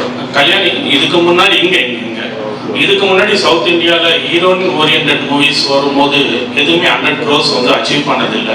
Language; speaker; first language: Tamil; native; Tamil